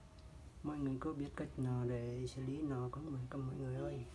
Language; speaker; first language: Vietnamese; non-native, local second language; Jarai